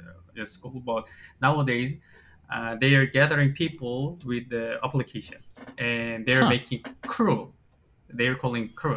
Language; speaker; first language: English; non-native, fluent; Korean